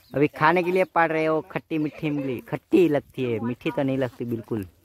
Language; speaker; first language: Hindi; non-native, local second language; Gujarati